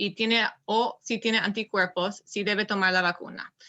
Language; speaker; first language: Spanish; non-native, learner; English